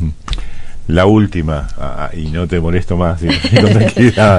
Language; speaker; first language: Spanish; native; Spanish